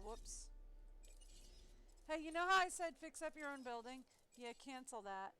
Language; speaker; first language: English; native; English